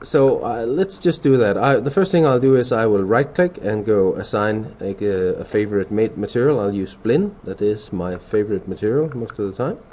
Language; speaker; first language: English; non-native, fluent; Danish